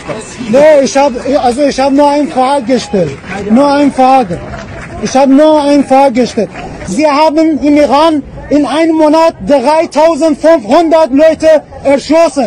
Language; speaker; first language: German; non-native, learner; Persian